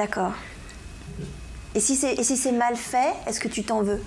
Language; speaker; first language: French; native; French